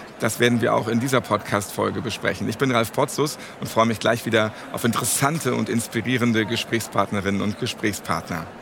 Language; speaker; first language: German; native; German